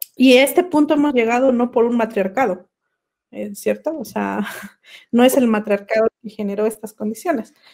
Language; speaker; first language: Spanish; non-native, local second language; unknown